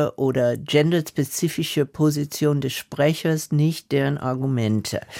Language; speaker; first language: German; non-native, fluent; English